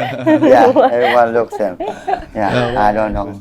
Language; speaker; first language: English; non-native, learner; Thai